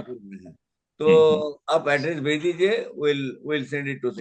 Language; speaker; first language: Hindi; native; Hindi